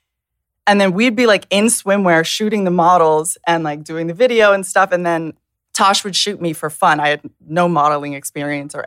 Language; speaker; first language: English; native; English